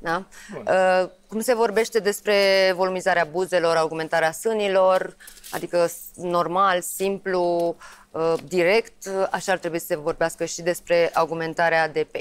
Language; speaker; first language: Romanian; native; Romanian